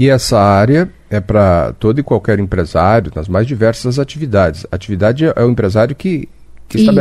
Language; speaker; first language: Portuguese; native; Portuguese